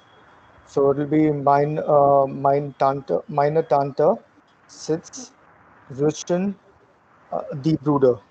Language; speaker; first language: German; non-native, learner; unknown